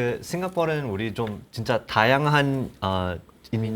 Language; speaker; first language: Korean; non-native, learner; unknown